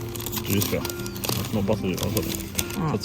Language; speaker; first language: Japanese; non-native, fluent; French